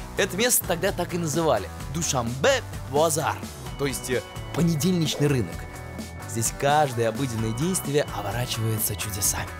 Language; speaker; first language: Russian; native; Russian